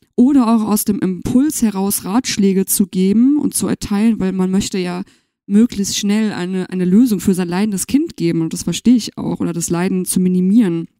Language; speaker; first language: German; native; German